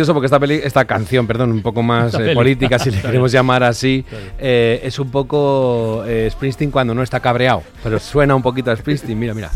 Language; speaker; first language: Spanish; native; Spanish